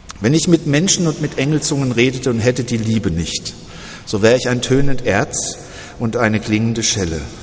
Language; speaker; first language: German; native; German